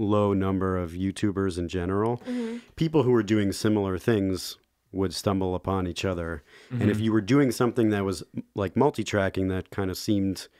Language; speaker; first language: English; native; English